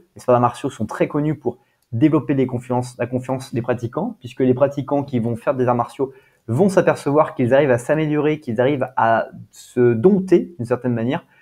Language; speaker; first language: French; native; French